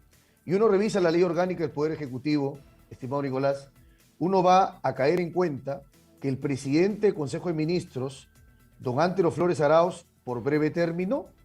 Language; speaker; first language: Spanish; native; Spanish